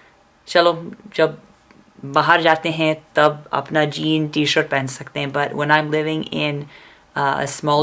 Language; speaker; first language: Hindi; non-native, fluent; English